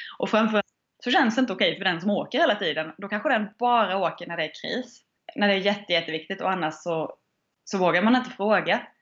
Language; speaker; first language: Swedish; native; Swedish